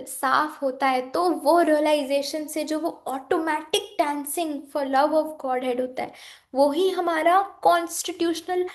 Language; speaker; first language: Hindi; native; Hindi